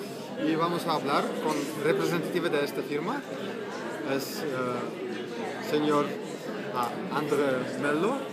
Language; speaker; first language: Spanish; non-native, learner; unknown